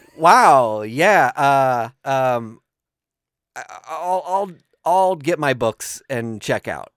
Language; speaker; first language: English; early bilingual, other home language; Italian